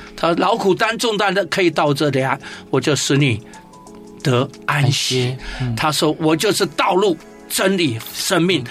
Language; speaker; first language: Chinese; native; Chinese